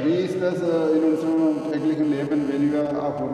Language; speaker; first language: German; non-native, learner; Malayalam